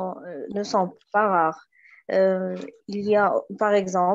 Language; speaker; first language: French; non-native, learner; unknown